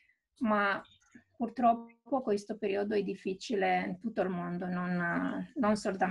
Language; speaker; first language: Italian; non-native, fluent; Romanian